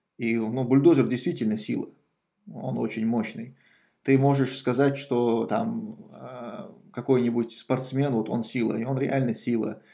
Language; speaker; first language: Russian; non-native, local second language; Chechen